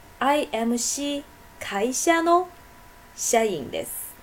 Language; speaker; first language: Japanese; non-native, fluent; Chinese